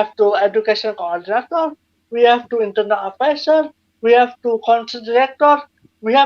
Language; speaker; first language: English; non-native, learner; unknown